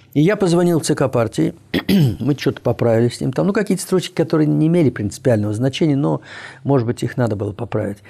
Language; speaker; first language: Russian; native; Russian